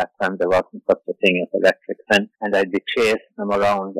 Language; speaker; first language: English; native; English